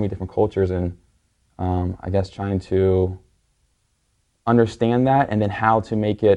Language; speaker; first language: English; native; English